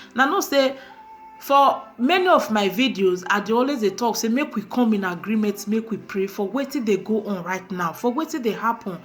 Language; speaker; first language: Nigerian Pidgin; native; Nigerian Pidgin